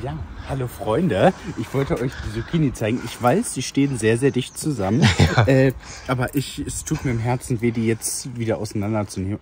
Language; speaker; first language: German; native; German